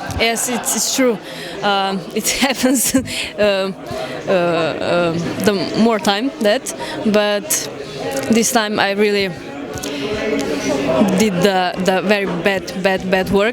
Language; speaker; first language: English; non-native, learner; Slovenian